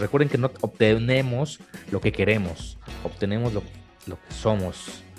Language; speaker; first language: Spanish; native; Spanish